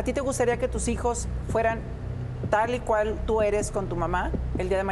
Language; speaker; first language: Spanish; native; Spanish